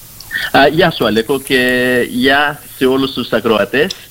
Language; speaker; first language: Greek; early bilingual, heritage; Greek